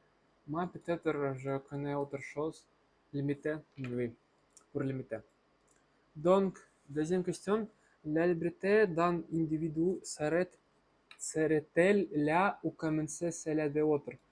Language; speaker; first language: French; non-native, learner; Russian